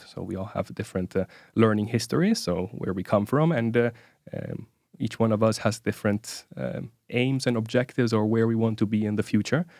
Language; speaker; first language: English; non-native, fluent; Italian